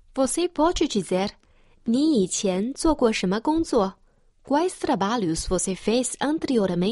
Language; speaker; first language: Portuguese; non-native, fluent; Chinese